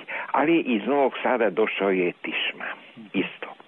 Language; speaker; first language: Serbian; non-native, local second language; Hungarian